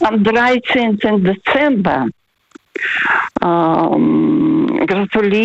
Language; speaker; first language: German; non-native, fluent; Russian